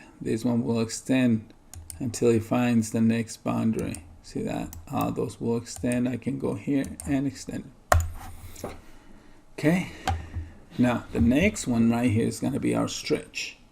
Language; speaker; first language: English; native; English